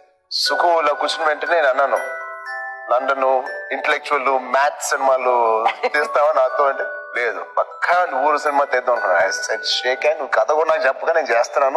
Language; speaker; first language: Telugu; native; Telugu